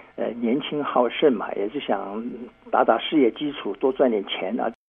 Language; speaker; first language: Chinese; native; Chinese